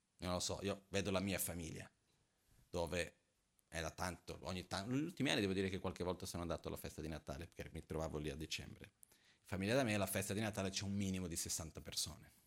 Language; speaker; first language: Italian; non-native, fluent; Portuguese